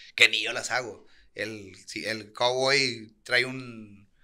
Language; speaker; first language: Spanish; native; Spanish